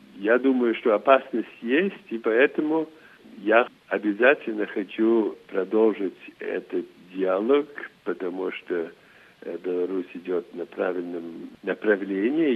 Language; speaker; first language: Russian; early bilingual, heritage; Russian